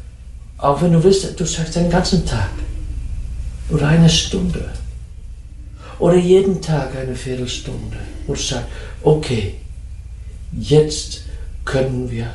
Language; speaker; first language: German; non-native, fluent; Dutch